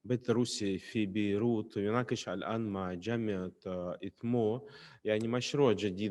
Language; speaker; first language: Arabic; non-native, fluent; Russian